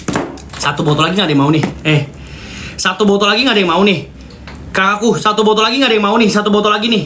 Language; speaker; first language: Indonesian; native; Indonesian